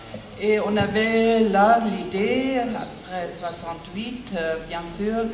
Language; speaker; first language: French; non-native, fluent; German